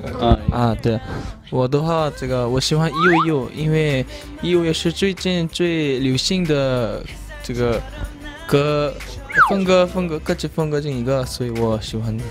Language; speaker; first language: Chinese; non-native, learner; Korean